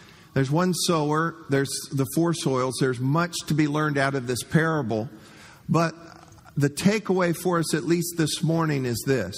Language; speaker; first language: English; native; English